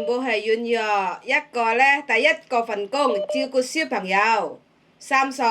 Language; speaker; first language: Cantonese; non-native, fluent; Javanese